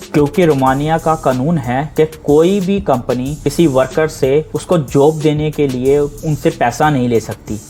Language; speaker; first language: Hindi; non-native, local second language; Punjabi